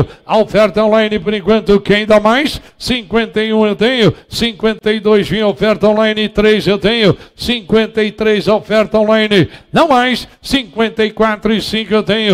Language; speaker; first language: Portuguese; native; Portuguese